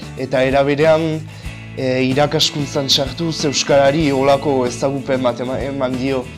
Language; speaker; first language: Basque; non-native, local second language; French